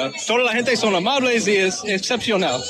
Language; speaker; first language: Spanish; non-native, fluent; English